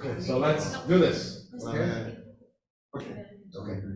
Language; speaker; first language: English; non-native, learner; Korean